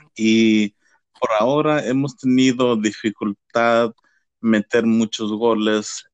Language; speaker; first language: Spanish; early bilingual, heritage; Spanish